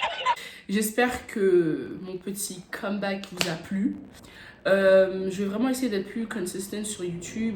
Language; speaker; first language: French; native; French